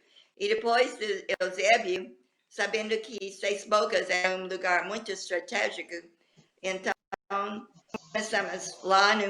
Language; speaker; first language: Portuguese; non-native, fluent; English